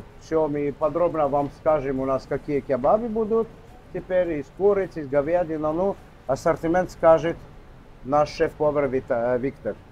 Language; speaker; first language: Russian; non-native, fluent; Armenian